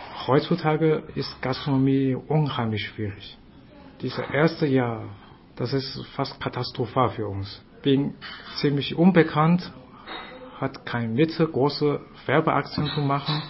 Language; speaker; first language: German; non-native, fluent; Chinese